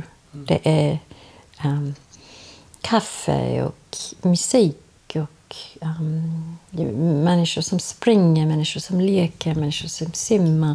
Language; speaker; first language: Swedish; non-native, fluent; English